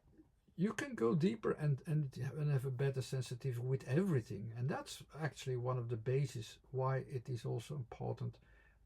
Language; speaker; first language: English; non-native, fluent; Dutch